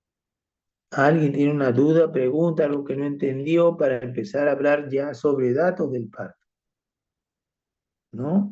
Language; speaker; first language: Spanish; native; Spanish